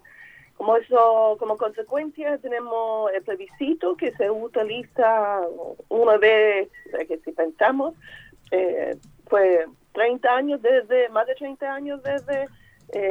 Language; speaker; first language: Spanish; non-native, fluent; English